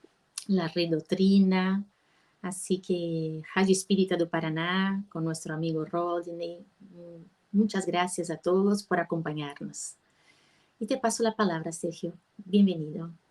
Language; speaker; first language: Spanish; non-native, fluent; Portuguese